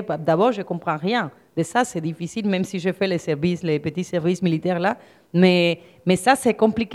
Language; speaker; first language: French; non-native, fluent; Spanish